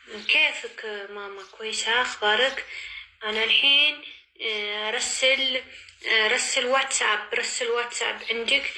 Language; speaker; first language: Arabic; non-native, learner; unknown